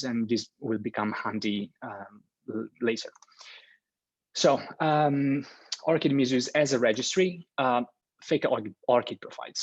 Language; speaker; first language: English; non-native, fluent; Italian